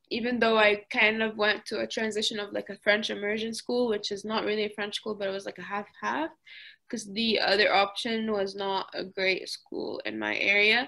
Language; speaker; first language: English; early bilingual, other home language; Arabic